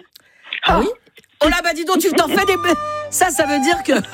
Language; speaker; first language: French; native; French